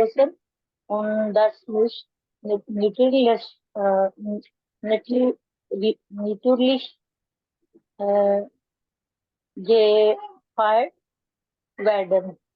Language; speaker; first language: German; non-native, learner; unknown